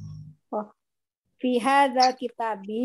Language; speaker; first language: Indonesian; native; Indonesian